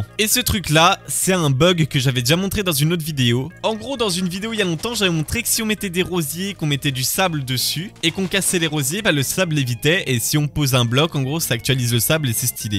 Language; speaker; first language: French; native; French